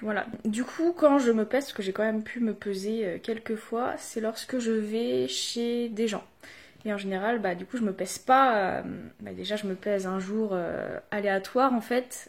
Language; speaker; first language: French; native; French